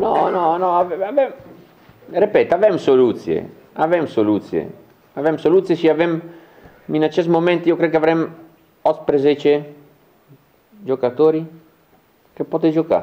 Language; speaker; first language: Romanian; non-native, learner; Italian